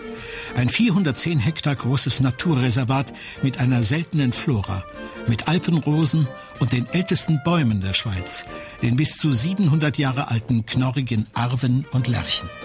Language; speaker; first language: German; native; German